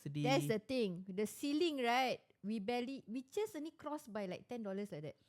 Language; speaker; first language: English; native; English